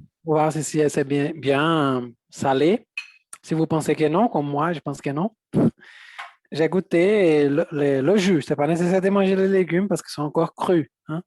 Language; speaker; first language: French; non-native, fluent; Portuguese